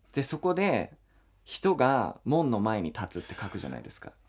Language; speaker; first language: Japanese; non-native, fluent; English